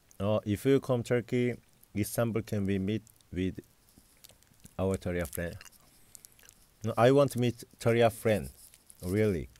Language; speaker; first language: English; non-native, learner; Korean